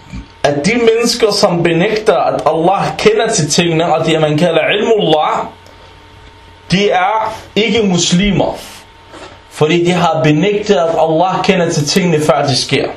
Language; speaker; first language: Danish; early bilingual, other home language; Arabic